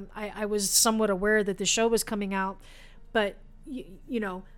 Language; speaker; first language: English; native; English